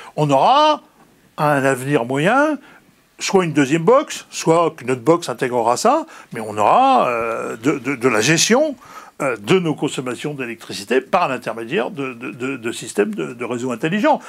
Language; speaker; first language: French; native; French